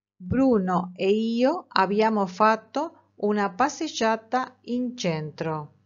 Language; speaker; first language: Italian; non-native, fluent; Spanish